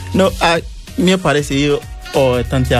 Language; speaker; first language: Italian; non-native, learner; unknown